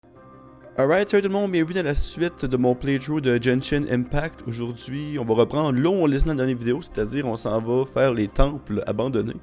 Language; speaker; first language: French; native; French